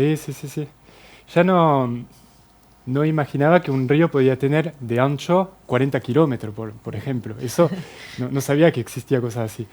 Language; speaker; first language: Spanish; non-native, fluent; French